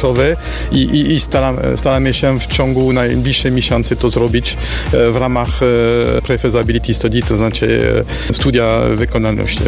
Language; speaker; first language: Polish; non-native, learner; French